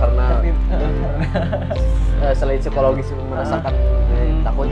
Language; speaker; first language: Indonesian; native; Indonesian